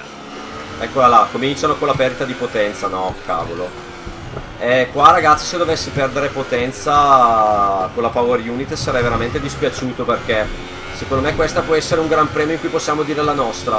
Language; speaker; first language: Italian; native; Italian